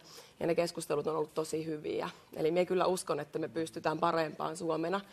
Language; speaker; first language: Finnish; native; Finnish